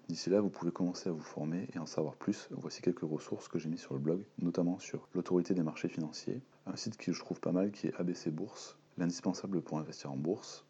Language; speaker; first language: French; native; French